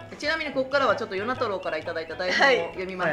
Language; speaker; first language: Japanese; native; Japanese